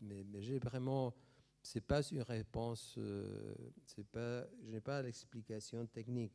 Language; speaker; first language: French; non-native, fluent; Spanish